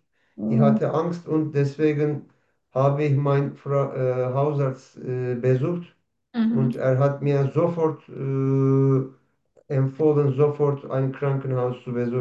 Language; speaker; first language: German; non-native, learner; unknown